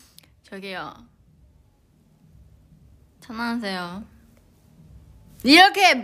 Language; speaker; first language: Korean; non-native, learner; Chinese